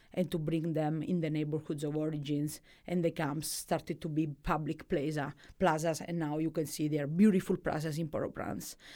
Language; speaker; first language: English; non-native, fluent; Italian